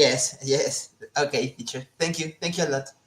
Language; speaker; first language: English; non-native, learner; Spanish